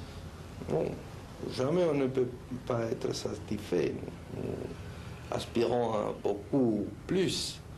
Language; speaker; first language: French; non-native, local second language; Spanish